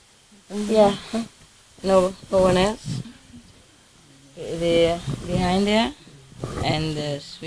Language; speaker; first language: English; non-native, fluent; Vietnamese